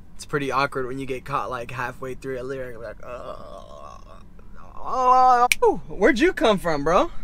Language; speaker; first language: English; native; English